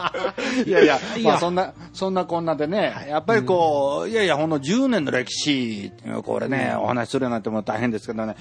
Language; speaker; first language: Japanese; native; Japanese